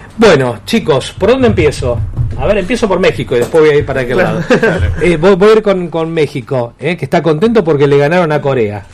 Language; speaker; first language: Spanish; native; Spanish